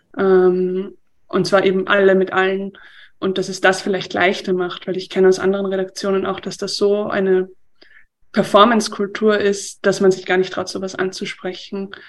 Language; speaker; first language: German; native; German